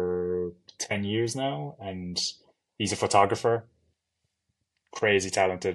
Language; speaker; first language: English; native; English